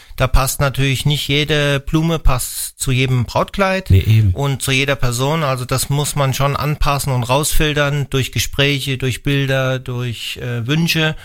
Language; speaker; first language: German; native; German